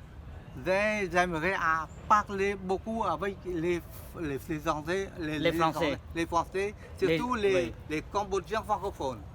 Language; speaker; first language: French; non-native, fluent; Khmer